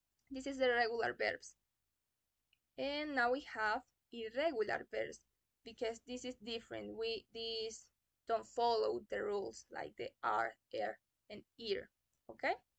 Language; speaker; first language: English; non-native, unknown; Spanish